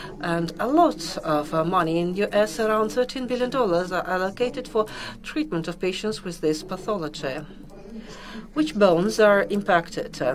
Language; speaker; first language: English; non-native, fluent; Russian